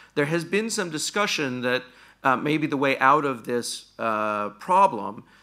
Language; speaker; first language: English; native; English